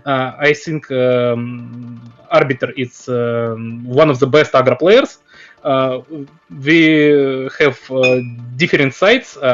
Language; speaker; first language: English; non-native, learner; Russian